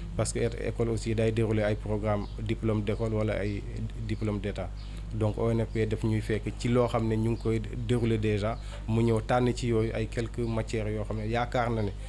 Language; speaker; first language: Wolof; native; Wolof